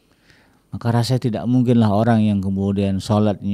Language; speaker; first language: Indonesian; native; Indonesian